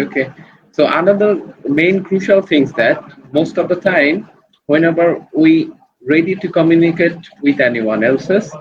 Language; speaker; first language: English; non-native, learner; Bangla